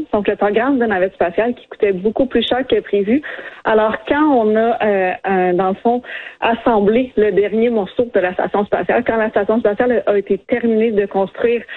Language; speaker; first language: French; native; French